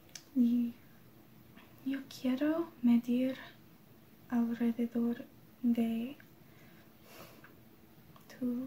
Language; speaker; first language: Spanish; non-native, learner; English